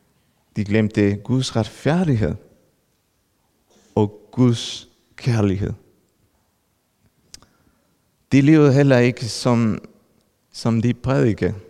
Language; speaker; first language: Danish; non-native, fluent; Spanish